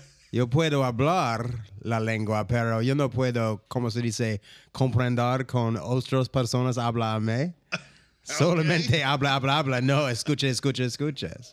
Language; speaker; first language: Spanish; non-native, learner; English